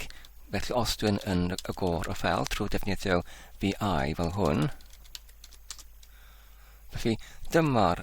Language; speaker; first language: Welsh; non-native, learner; English